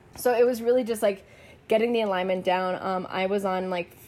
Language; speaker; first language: English; native; English